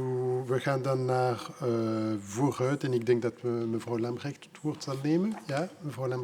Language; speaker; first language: Dutch; non-native, local second language; French